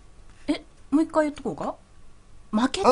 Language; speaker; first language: Japanese; native; Japanese